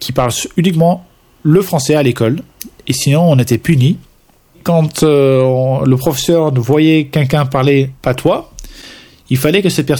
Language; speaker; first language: French; non-native, fluent; Dutch